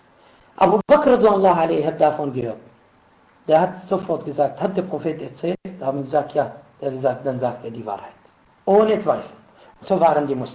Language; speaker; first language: German; non-native, fluent; Arabic